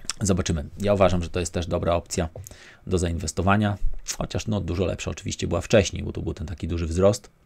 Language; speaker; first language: Polish; native; Polish